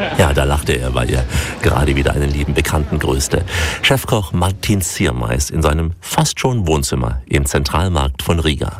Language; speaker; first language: German; native; German